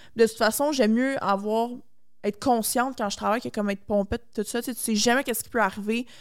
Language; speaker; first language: French; native; French